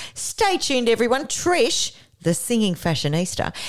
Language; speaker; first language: English; native; English